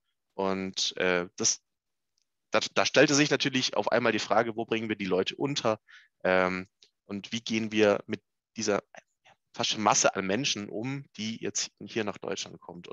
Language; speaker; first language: German; native; German